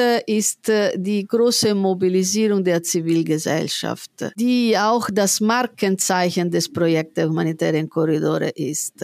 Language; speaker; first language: German; non-native, fluent; Italian